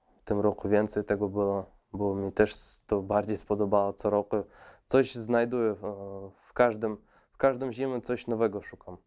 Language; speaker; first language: Polish; non-native, fluent; Russian